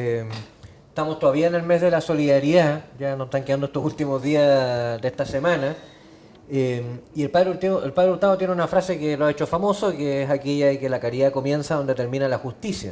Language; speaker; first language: Spanish; native; Spanish